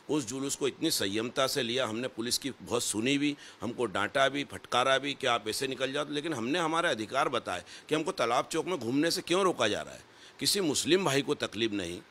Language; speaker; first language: Hindi; native; Hindi